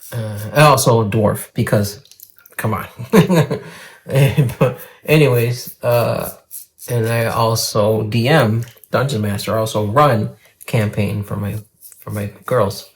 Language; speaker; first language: English; native; English